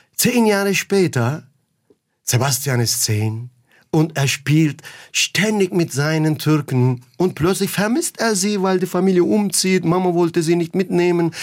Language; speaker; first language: German; non-native, fluent; Turkish